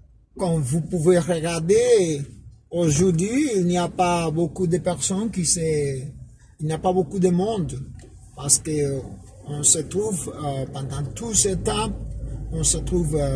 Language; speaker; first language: French; non-native, fluent; Spanish